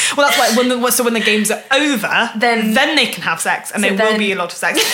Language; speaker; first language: English; native; English